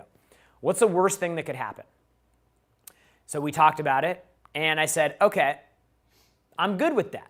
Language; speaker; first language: English; native; English